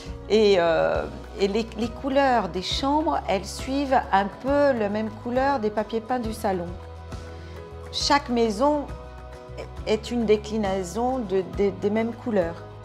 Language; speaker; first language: French; non-native, fluent; Portuguese